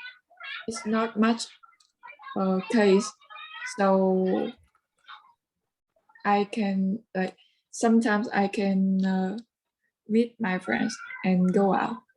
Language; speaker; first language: English; non-native, learner; Vietnamese